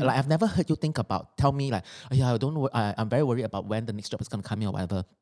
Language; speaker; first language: English; non-native, local second language; Chinese